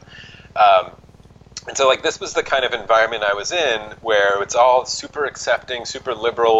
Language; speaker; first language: English; native; English